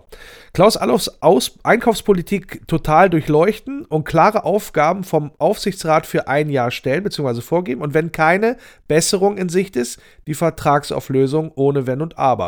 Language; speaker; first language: German; native; German